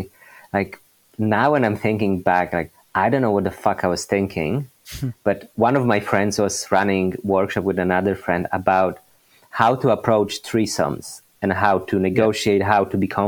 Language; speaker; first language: English; non-native, fluent; Polish